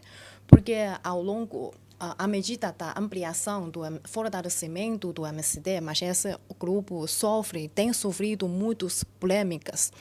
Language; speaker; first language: Portuguese; non-native, fluent; Chinese